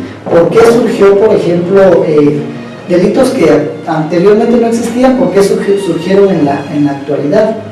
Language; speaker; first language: Spanish; native; Spanish